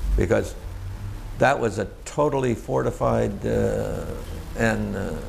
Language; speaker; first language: English; native; English